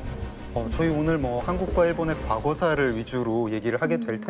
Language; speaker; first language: Korean; native; Korean